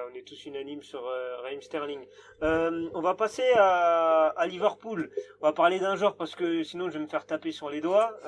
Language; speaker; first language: French; native; French